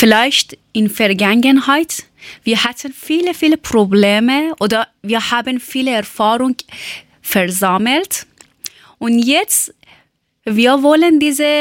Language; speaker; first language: German; non-native, learner; Persian